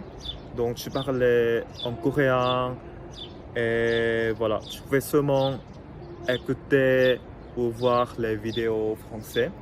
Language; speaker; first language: French; non-native, fluent; Korean